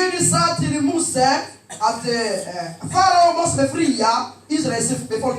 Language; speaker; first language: Swedish; non-native, fluent; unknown